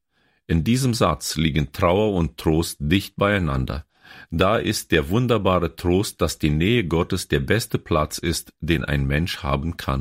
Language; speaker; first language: German; native; German